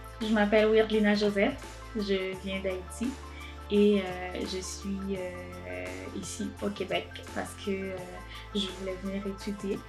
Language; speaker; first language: French; non-native, local second language; Haitian Creole